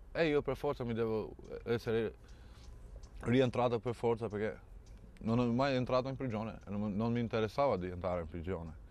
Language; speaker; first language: Italian; non-native, fluent; Albanian